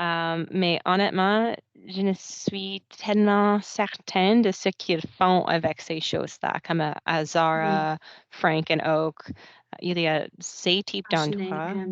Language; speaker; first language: French; non-native, local second language; English